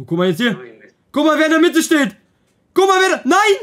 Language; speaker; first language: German; native; German